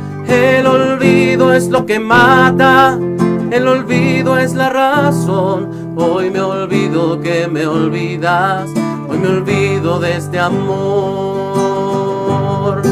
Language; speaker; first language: Spanish; native; Spanish